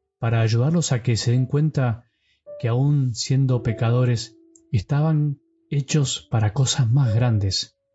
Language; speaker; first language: Spanish; native; Spanish